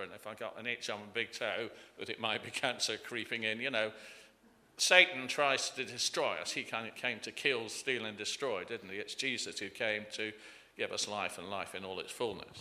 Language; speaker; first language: English; native; English